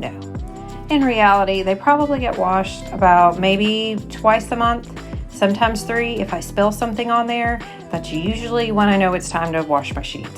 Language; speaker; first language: English; native; English